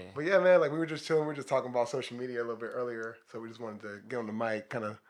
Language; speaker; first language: English; native; English